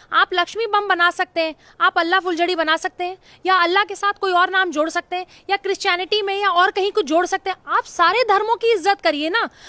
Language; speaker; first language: Hindi; native; Hindi